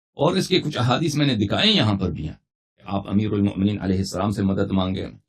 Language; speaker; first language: Urdu; non-native, fluent; Persian